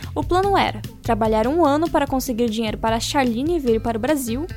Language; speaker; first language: Portuguese; native; Portuguese